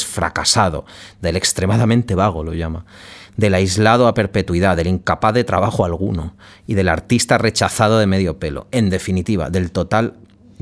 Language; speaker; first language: Spanish; native; Spanish